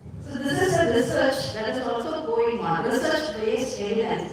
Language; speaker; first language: English; non-native, local second language; Tamil